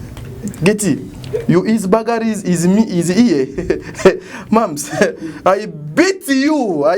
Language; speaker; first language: English; non-native, learner; Lingala